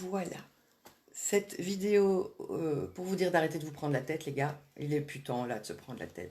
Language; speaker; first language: French; native; French